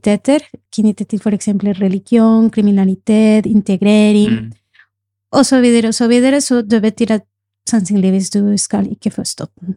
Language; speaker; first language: Norwegian; non-native, fluent; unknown